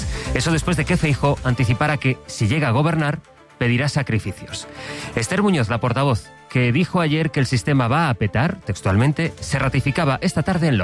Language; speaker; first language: Spanish; native; Spanish